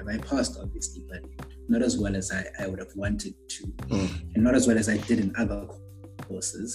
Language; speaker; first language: English; non-native, local second language; North Ndebele